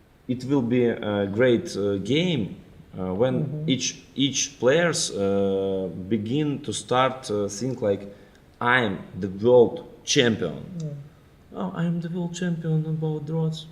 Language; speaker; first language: English; non-native, fluent; Ukrainian